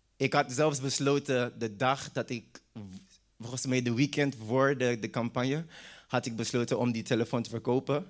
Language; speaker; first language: Dutch; non-native, local second language; English